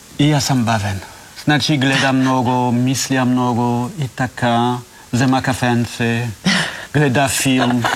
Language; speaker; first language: Bulgarian; non-native, learner; French